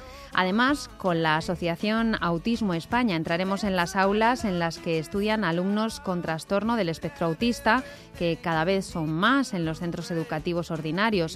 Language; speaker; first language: Spanish; native; Spanish